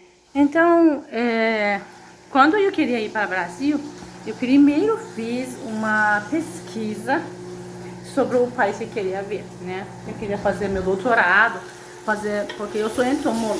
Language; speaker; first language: Portuguese; non-native, fluent; Persian